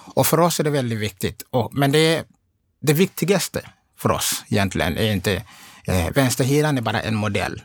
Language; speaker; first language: Swedish; non-native, fluent; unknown